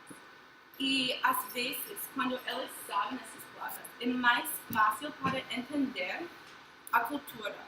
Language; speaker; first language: Portuguese; non-native, fluent; English